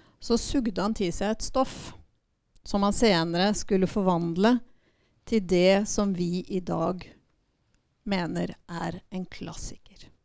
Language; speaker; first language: Norwegian; native; Norwegian